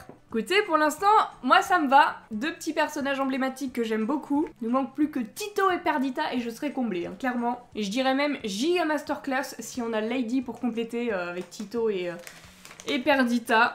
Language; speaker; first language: French; native; French